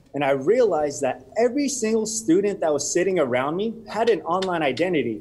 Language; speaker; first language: English; native; English